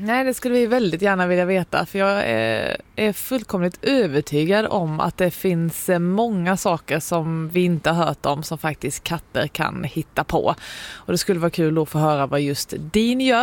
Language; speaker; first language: Swedish; native; Swedish